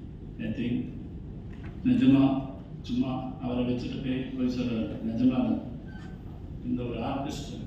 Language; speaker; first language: Tamil; non-native, learner; Malayalam